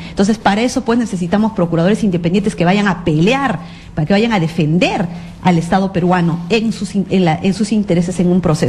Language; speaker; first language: Spanish; native; Spanish